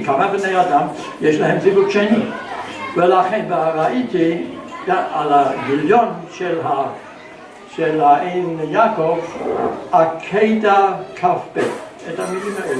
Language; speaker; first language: Hebrew; non-native, fluent; German